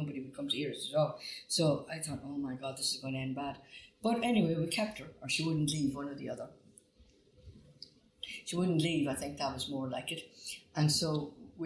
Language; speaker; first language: English; native; English